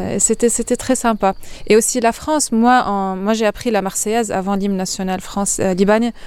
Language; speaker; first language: French; non-native, local second language; Arabic